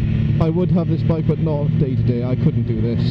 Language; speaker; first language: English; native; English